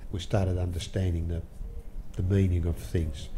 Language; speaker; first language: English; early bilingual, other home language; Ukrainian